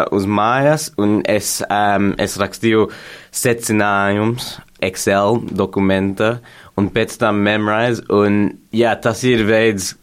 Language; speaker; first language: Latvian; non-native, learner; English